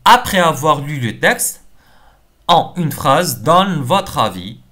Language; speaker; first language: French; non-native, local second language; Arabic